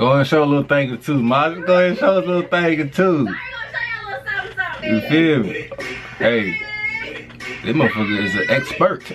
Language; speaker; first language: English; native; English